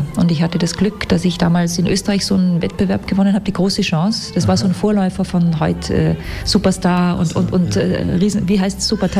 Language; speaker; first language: German; native; German